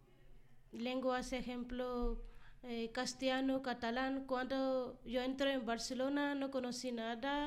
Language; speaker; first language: Spanish; non-native, learner; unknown